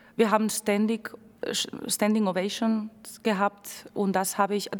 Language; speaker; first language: German; non-native, fluent; Spanish